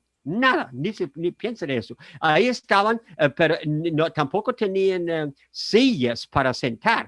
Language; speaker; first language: Spanish; non-native, fluent; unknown